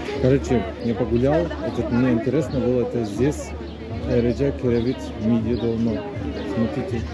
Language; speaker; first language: Russian; non-native, learner; Turkish